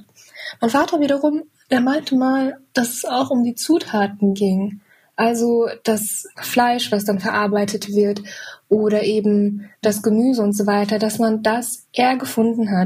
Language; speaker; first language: German; native; German